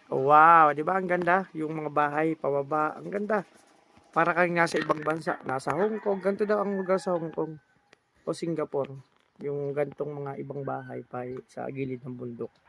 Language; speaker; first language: Filipino; non-native, local second language; Cebuano